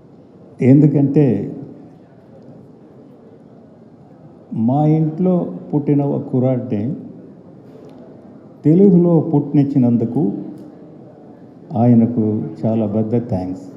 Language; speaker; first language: Telugu; non-native, learner; Tamil